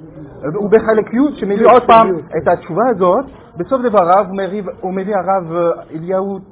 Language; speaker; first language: Hebrew; non-native, fluent; French